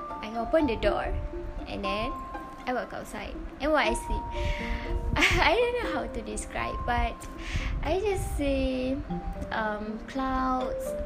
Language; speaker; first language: English; non-native, learner; Malay